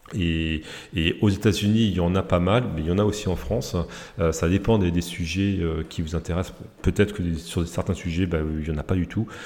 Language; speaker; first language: French; native; French